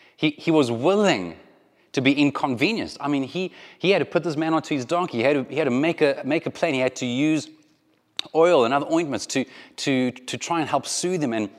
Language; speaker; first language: English; native; English